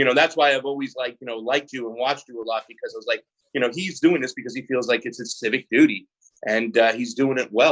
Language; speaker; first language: English; native; English